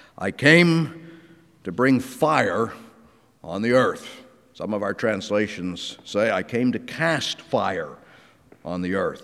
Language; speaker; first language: English; native; English